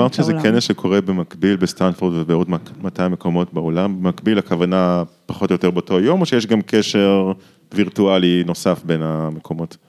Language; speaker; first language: Hebrew; native; Hebrew